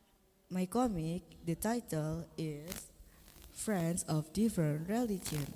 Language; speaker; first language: English; non-native, learner; Indonesian